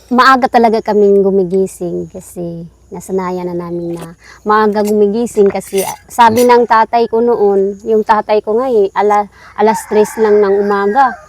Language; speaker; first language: Filipino; non-native, local second language; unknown